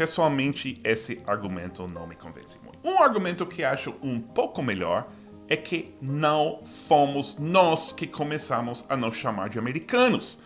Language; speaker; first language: Portuguese; non-native, fluent; English